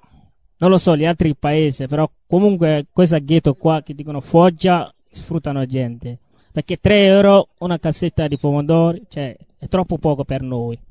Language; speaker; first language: Italian; non-native, learner; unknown